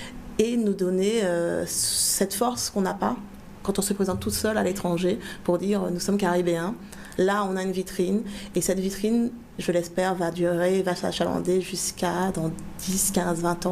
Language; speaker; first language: French; native; French